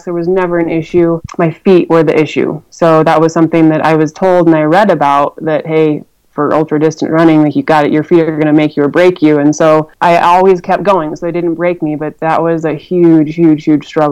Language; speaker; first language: English; native; English